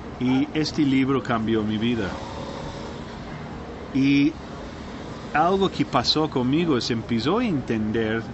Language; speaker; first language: Spanish; non-native, learner; English